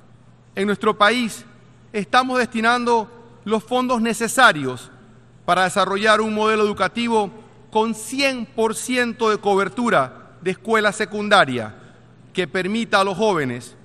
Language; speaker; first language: Spanish; native; Spanish